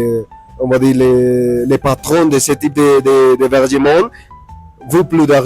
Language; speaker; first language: French; non-native, learner; Spanish